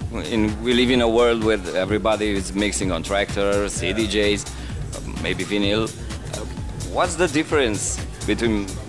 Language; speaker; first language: English; non-native, fluent; Romanian